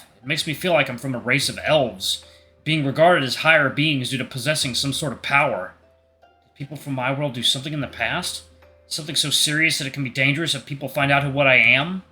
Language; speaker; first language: English; native; English